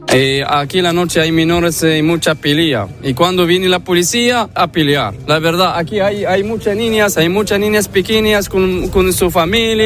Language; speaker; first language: Spanish; non-native, learner; Arabic